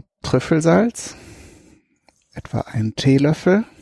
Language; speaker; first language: German; native; German